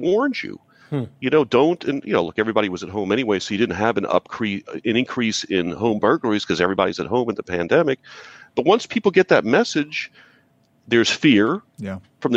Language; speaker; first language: English; native; English